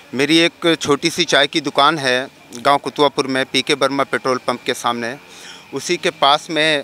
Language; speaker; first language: Hindi; native; Hindi